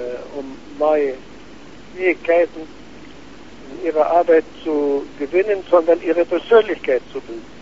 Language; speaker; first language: German; non-native, fluent; Arabic